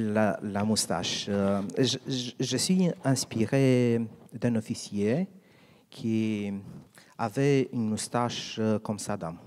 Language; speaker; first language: French; non-native, learner; Romanian